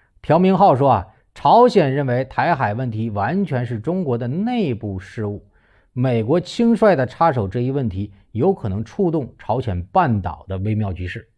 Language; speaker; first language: Chinese; native; Chinese